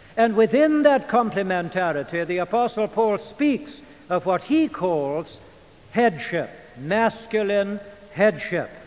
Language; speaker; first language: English; native; English